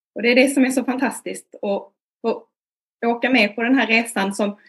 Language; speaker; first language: Swedish; native; Swedish